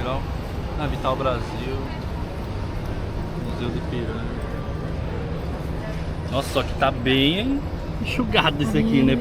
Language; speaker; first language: Portuguese; native; Portuguese